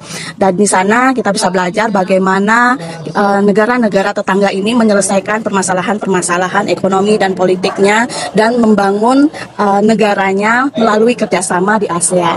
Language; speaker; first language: Indonesian; native; Indonesian